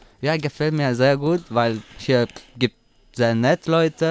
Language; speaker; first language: German; non-native, learner; Romanian